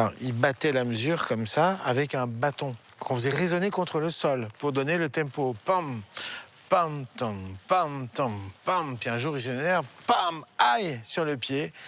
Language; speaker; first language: French; native; French